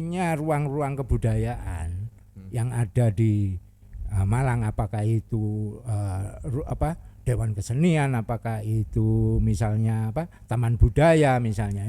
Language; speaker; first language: Indonesian; non-native, local second language; Javanese